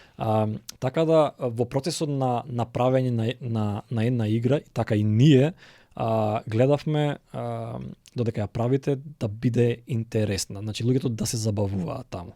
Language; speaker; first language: Macedonian; native; Macedonian